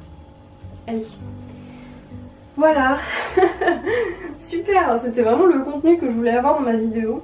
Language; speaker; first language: French; native; French